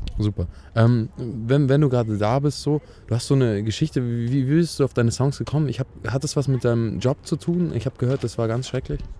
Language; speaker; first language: German; native; German